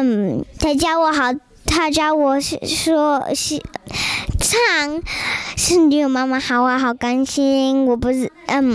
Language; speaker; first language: Chinese; early bilingual, heritage; Chinese